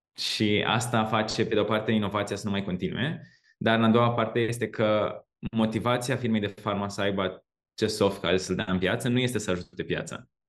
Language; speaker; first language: Romanian; native; Romanian